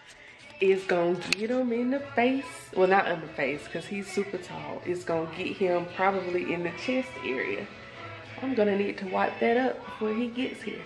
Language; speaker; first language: English; native; English